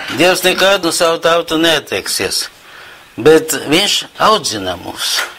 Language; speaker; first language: Latvian; non-native, local second language; Russian